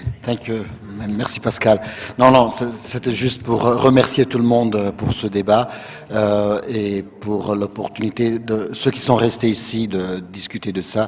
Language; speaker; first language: French; non-native, fluent; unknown